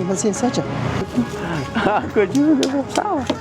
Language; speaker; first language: Indonesian; non-native, learner; Persian